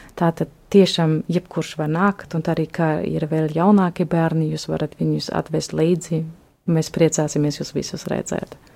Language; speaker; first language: Latvian; non-native, fluent; German